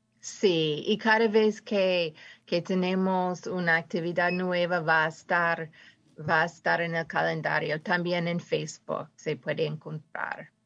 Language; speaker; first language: Spanish; non-native, fluent; English